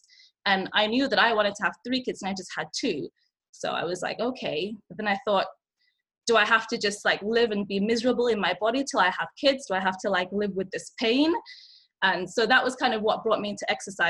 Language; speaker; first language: English; early bilingual, other home language; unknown